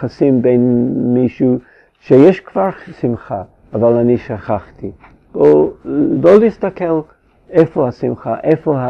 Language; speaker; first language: Hebrew; non-native, fluent; English